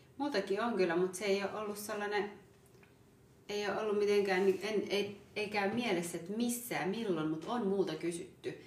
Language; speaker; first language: Finnish; early bilingual, other home language; Amharic